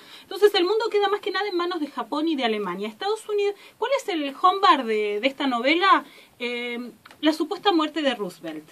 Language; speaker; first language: Spanish; native; Spanish